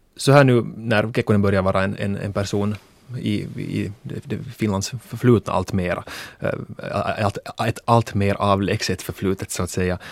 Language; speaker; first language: Swedish; native; Swedish